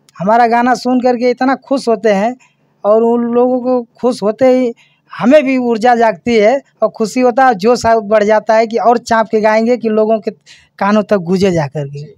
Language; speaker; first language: Hindi; native; Hindi